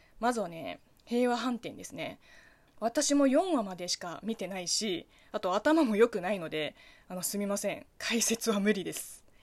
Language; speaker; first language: Japanese; non-native, fluent; Chinese